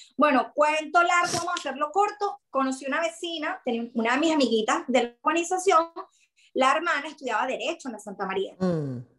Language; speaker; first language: Spanish; native; Spanish